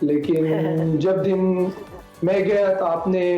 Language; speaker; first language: Hindi; non-native, local second language; Pashto